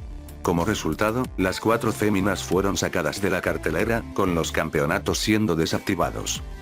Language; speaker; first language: Spanish; native; Spanish